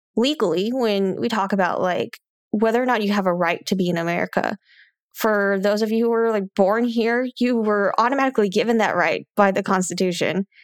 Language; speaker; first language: English; native; English